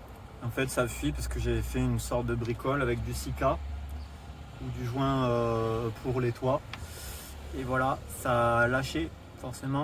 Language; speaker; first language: French; native; French